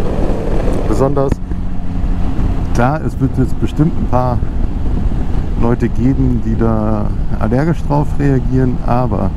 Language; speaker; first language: German; native; German